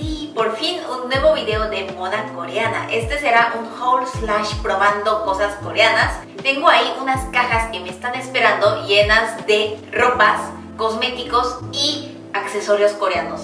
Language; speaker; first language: Spanish; non-native, fluent; Korean